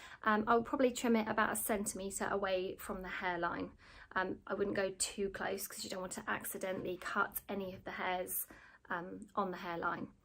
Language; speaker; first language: English; native; English